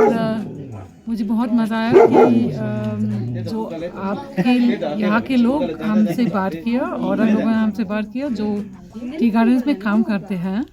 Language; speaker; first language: Hindi; non-native, learner; German